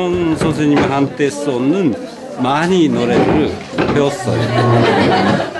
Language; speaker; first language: Korean; non-native, fluent; Japanese